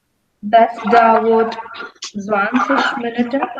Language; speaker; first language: German; non-native, learner; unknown